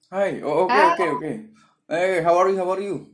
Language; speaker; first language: English; non-native, learner; Indonesian